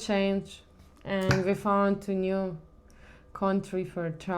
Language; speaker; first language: English; non-native, learner; Ukrainian